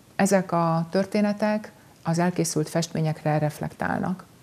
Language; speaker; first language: Hungarian; native; Hungarian